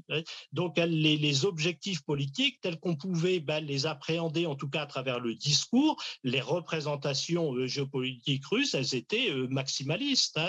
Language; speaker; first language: French; native; French